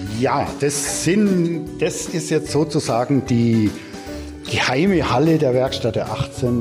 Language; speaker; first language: German; native; German